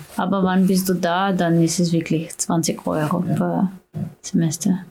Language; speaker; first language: German; non-native, learner; Slovenian